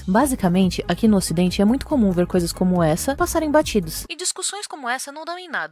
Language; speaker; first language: Portuguese; native; Portuguese